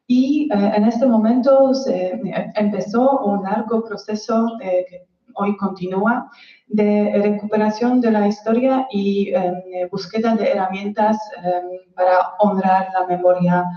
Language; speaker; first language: Spanish; non-native, fluent; Polish